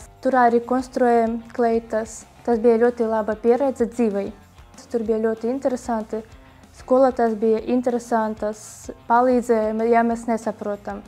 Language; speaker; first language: Latvian; non-native, local second language; Russian